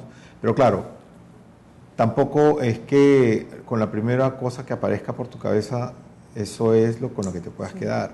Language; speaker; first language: Spanish; native; Spanish